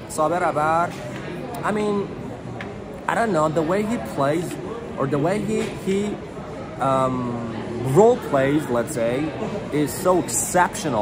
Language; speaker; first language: English; non-native, fluent; Persian